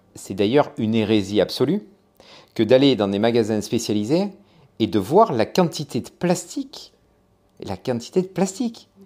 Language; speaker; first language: French; native; French